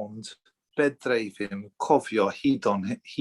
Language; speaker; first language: Welsh; non-native, learner; English